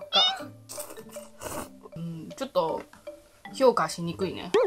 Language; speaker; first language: Japanese; non-native, learner; Chinese